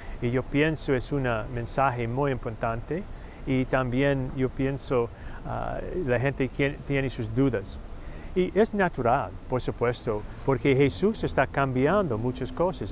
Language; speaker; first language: Spanish; non-native, learner; English